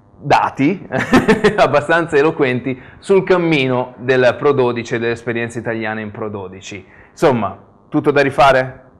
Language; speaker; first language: Italian; native; Italian